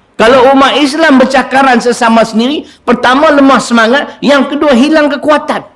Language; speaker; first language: Malay; native; Malay